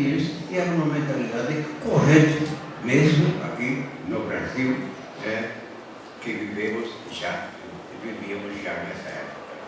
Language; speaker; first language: Portuguese; native; Portuguese